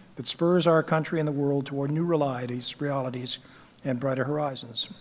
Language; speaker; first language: English; native; English